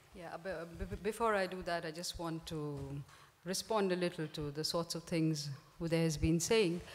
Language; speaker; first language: English; non-native, local second language; Hindi